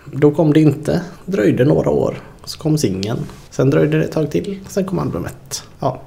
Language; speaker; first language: Swedish; native; Swedish